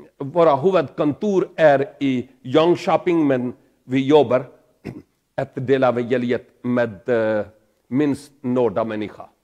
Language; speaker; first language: Swedish; non-native, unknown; Pahari-Potwari